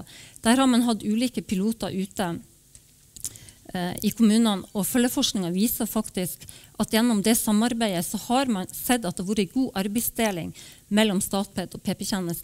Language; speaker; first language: Norwegian; native; Norwegian